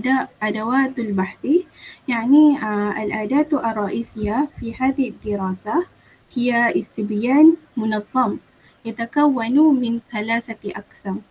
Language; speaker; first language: Arabic; non-native, learner; Malay